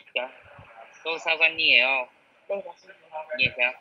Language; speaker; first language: Vietnamese; native; Vietnamese